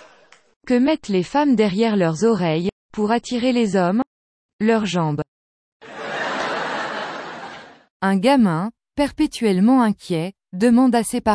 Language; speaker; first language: French; native; French